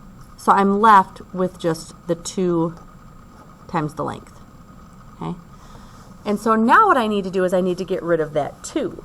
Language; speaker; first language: English; native; English